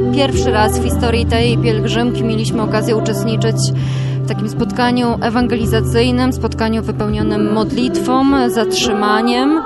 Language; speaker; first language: Polish; native; Polish